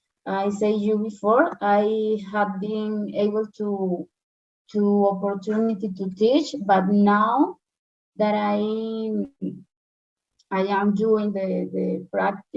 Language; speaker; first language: English; non-native, learner; Spanish